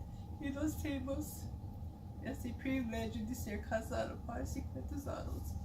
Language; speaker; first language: Portuguese; non-native, learner; English